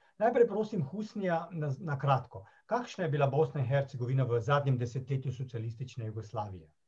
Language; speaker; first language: Slovenian; native; Slovenian